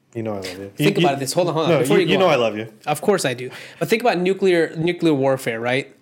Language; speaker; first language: English; non-native, local second language; Hindi